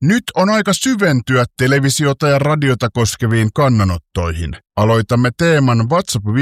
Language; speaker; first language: Finnish; native; Finnish